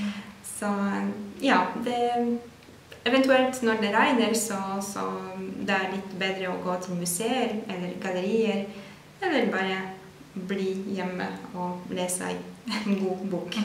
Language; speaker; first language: Norwegian; non-native, fluent; Polish